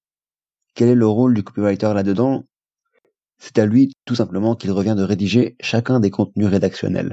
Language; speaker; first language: French; native; French